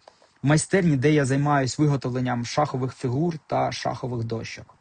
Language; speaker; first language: Ukrainian; native; Ukrainian